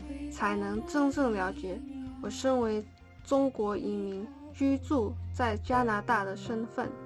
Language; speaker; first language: Chinese; non-native, learner; English